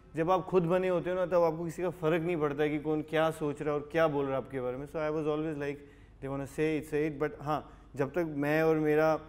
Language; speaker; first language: Hindi; native; Hindi